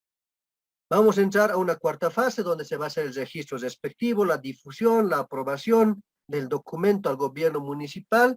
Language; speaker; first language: Spanish; native; Spanish